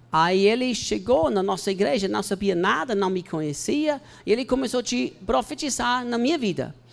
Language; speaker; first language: Portuguese; non-native, learner; German